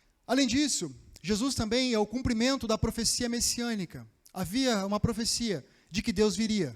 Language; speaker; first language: Portuguese; native; Portuguese